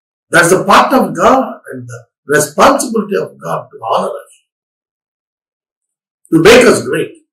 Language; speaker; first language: English; non-native, local second language; Telugu